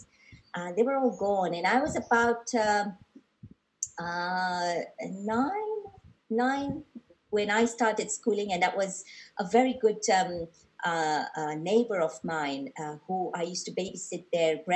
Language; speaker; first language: English; non-native, local second language; Gujarati